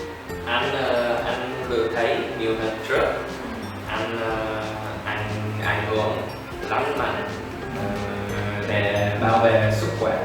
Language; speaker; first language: Vietnamese; non-native, learner; English